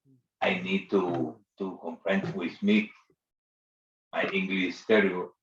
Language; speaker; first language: English; non-native, learner; Spanish